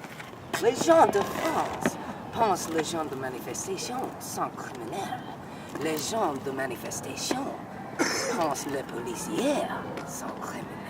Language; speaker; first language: French; non-native, learner; English